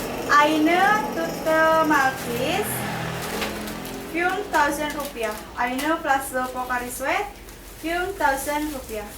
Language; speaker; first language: German; non-native, learner; Indonesian